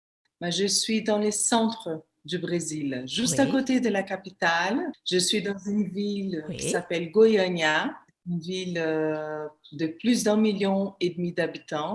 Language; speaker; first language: French; non-native, fluent; Portuguese